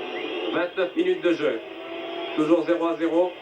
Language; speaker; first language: French; native; French